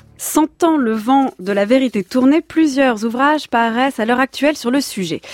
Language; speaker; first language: French; native; French